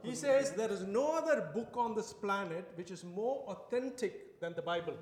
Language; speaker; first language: English; non-native, local second language; Tamil